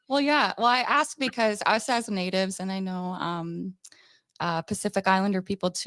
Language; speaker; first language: English; native; English